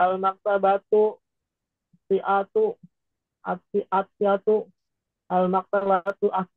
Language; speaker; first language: Arabic; non-native, learner; Indonesian